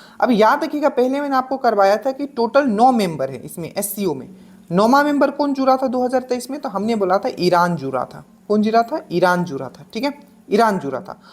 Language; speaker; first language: Hindi; native; Hindi